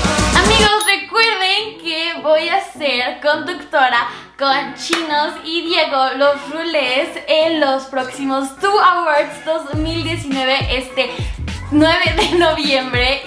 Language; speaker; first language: Spanish; native; Spanish